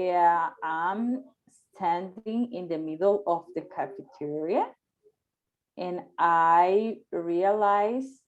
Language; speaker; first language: English; non-native, learner; Spanish